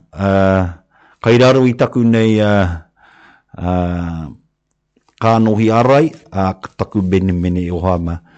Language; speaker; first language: Māori; non-native, local second language; English